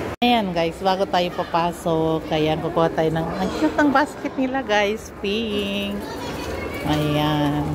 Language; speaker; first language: Filipino; non-native, local second language; Maranao